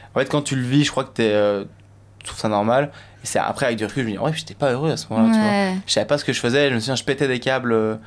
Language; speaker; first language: French; native; French